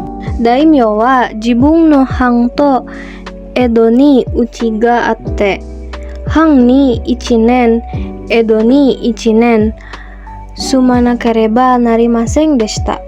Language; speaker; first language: Japanese; non-native, learner; Indonesian